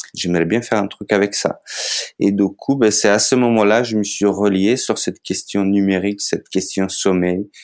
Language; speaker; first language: French; non-native, fluent; Macedonian